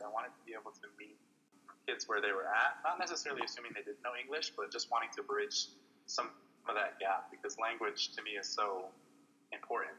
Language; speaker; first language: English; native; English